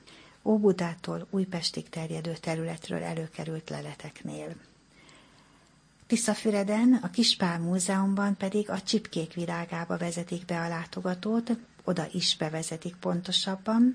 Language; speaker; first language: Hungarian; native; Hungarian